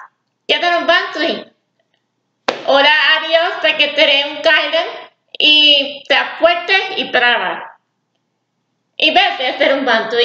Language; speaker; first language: Spanish; early bilingual, heritage; English